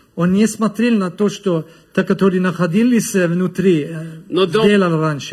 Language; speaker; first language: Russian; non-native, learner; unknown